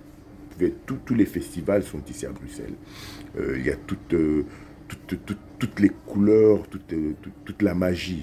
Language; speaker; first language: French; non-native, local second language; Lingala